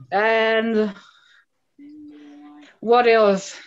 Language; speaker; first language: English; non-native, learner; Spanish